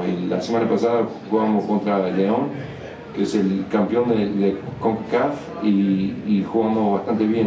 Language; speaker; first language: Spanish; early bilingual, heritage; English